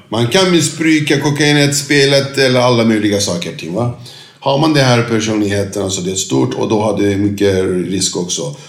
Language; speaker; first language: Swedish; non-native, fluent; Turkish